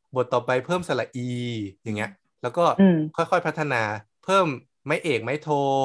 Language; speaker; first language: Thai; native; Thai